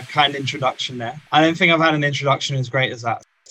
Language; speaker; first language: English; native; English